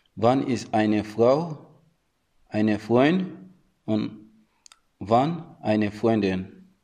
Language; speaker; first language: German; non-native, learner; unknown